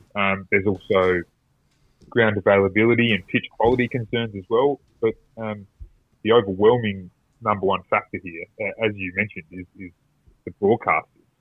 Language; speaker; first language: English; native; English